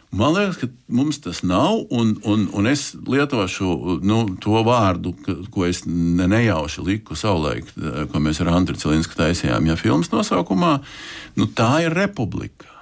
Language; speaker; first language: Latvian; native; Latvian